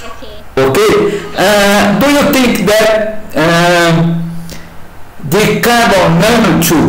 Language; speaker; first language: English; non-native, learner; Portuguese